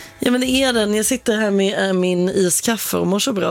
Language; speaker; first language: Swedish; native; Swedish